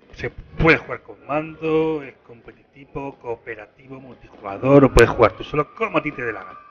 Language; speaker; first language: Spanish; native; Spanish